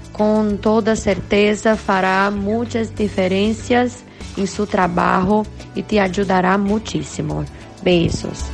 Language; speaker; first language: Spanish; non-native, learner; Portuguese